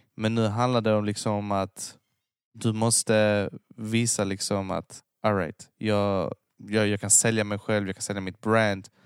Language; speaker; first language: Swedish; early bilingual, other home language; Persian